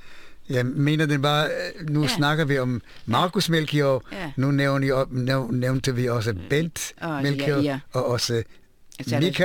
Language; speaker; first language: Danish; non-native, fluent; Hebrew